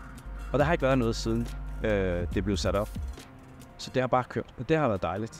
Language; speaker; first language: Danish; non-native, fluent; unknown